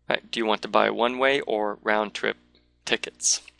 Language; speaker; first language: English; native; English